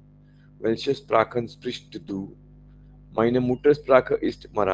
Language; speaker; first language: German; non-native, fluent; Marathi